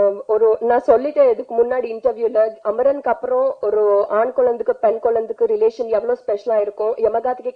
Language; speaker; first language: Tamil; non-native, learner; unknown